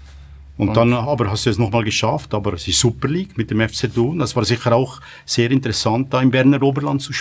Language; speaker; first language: German; native; German